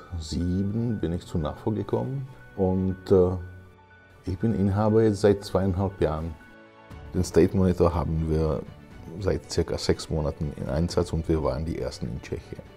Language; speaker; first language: German; non-native, fluent; Czech